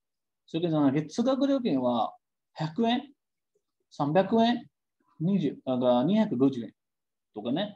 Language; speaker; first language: Japanese; non-native, fluent; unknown